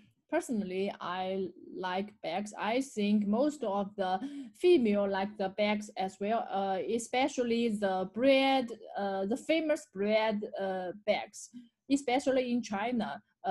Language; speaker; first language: English; non-native, learner; Chinese